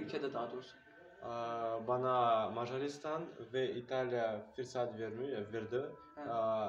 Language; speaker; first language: Turkish; non-native, learner; Kazakh